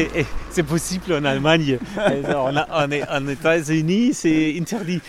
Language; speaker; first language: French; non-native, learner; German